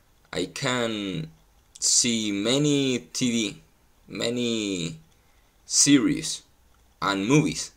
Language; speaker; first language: English; non-native, learner; Spanish